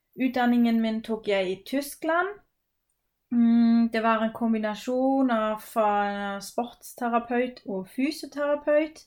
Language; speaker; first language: Norwegian; non-native, fluent; German